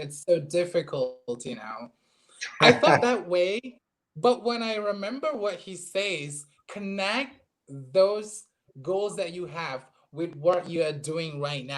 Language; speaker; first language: English; non-native, fluent; Indonesian